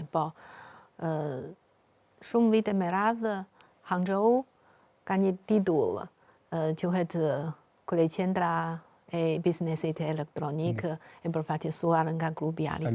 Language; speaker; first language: Albanian; non-native, fluent; Chinese